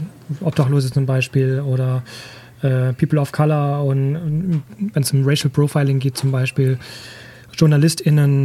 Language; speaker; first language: German; native; German